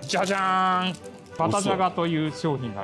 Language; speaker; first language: Japanese; native; Japanese